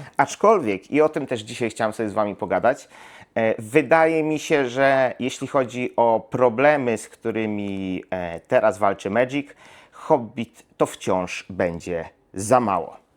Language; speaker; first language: Polish; native; Polish